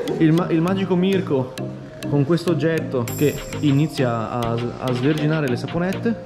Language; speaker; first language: Italian; native; Italian